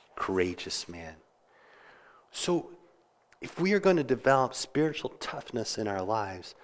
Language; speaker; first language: English; native; English